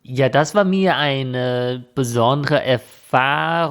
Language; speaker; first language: German; non-native, fluent; Chinese